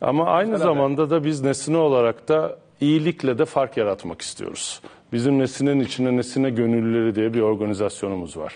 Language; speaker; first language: Turkish; native; Turkish